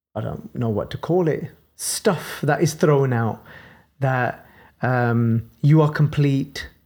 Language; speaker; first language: English; native; English